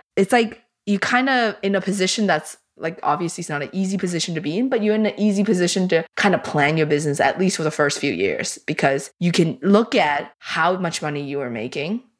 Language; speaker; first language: English; early bilingual, other home language; Chinese